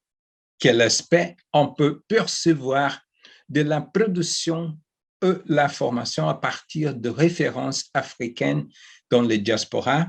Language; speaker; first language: French; non-native, fluent; Portuguese